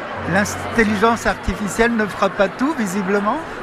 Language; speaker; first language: French; native; French